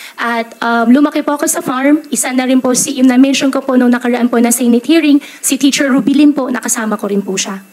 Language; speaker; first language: Filipino; native; Filipino